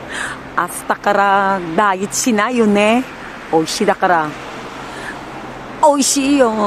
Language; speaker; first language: Japanese; non-native, learner; Filipino